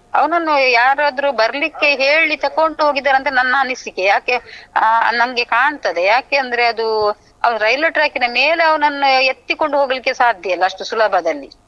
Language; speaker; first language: Kannada; native; Kannada